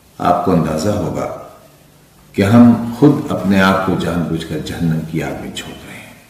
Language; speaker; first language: Urdu; native; Urdu